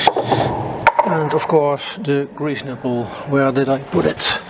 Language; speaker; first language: English; non-native, fluent; Dutch